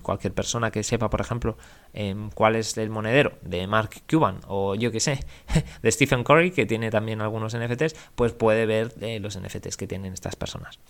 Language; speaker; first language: Spanish; native; Spanish